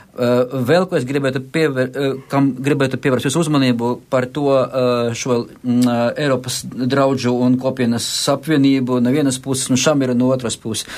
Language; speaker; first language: Latvian; non-native, local second language; Russian